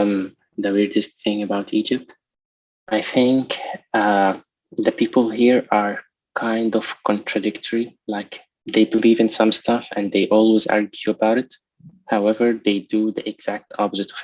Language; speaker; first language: English; non-native, local second language; Arabic